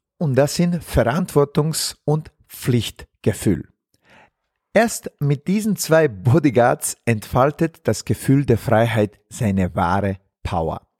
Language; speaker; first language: German; non-native, fluent; Bosnian